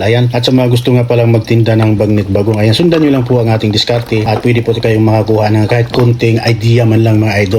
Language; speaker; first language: Filipino; native; Filipino